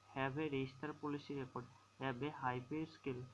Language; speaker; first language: English; non-native, local second language; Assamese